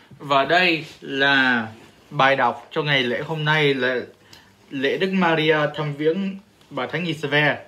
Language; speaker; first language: Vietnamese; early bilingual, heritage; Vietnamese